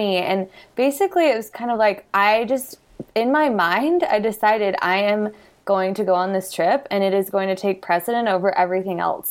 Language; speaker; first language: English; native; English